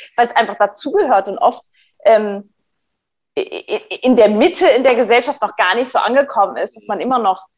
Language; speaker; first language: German; native; German